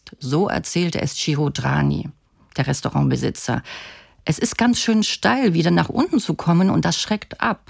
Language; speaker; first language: German; native; German